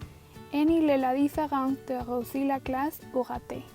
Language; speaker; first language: French; non-native, learner; Spanish